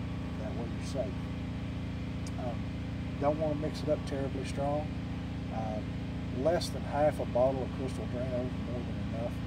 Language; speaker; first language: English; native; English